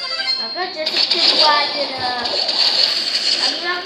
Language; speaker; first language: French; native; French